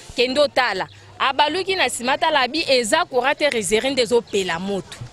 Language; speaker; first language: Lingala; native; Lingala